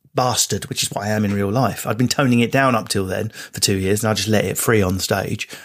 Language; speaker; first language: English; native; English